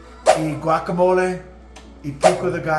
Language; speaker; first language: Spanish; non-native, learner; English